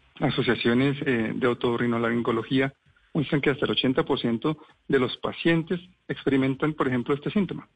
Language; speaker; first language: Spanish; native; Spanish